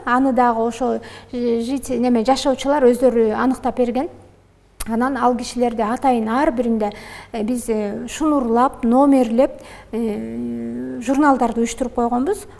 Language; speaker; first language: Kyrgyz; native; Kyrgyz